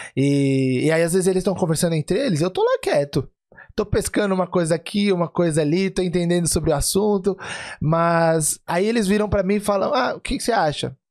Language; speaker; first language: Portuguese; native; Portuguese